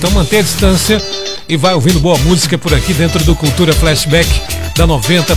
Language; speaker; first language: Portuguese; native; Portuguese